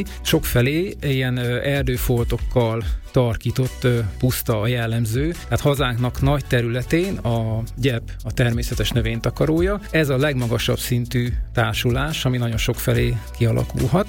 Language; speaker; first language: Hungarian; native; Hungarian